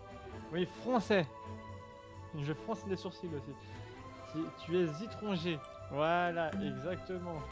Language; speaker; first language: French; native; French